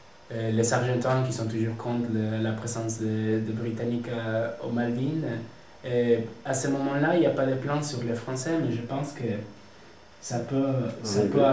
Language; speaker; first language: French; non-native, fluent; Spanish